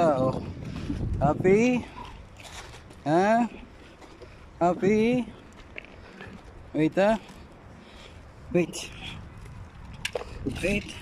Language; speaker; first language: English; non-native, local second language; Filipino